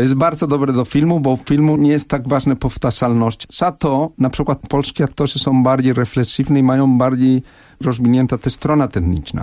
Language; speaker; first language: Polish; non-native, fluent; Spanish